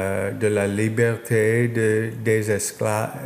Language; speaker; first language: French; non-native, learner; English